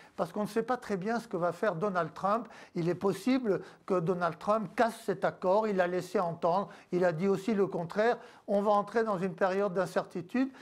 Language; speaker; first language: French; native; French